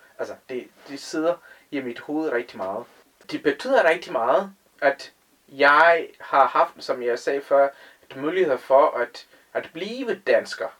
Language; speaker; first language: Danish; non-native, fluent; Tamil